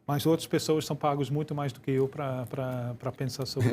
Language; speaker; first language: Portuguese; non-native, fluent; English